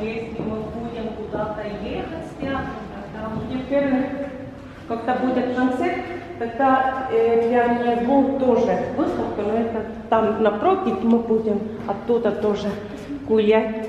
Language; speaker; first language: Russian; non-native, local second language; Estonian